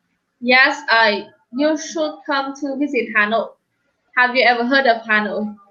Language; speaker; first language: English; non-native, learner; Vietnamese